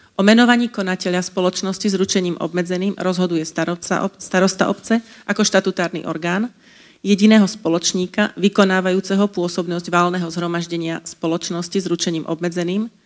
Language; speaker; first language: Slovak; native; Slovak